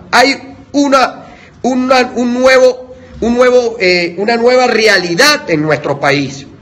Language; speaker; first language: Spanish; native; Spanish